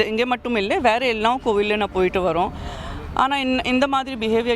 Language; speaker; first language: Tamil; non-native, local second language; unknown